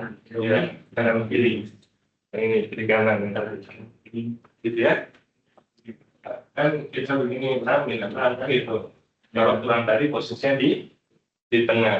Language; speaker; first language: Indonesian; native; Indonesian